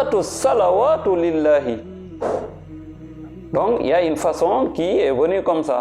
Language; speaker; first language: French; non-native, local second language; Wolof